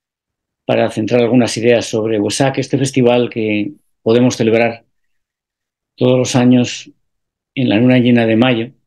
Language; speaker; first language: Spanish; native; Spanish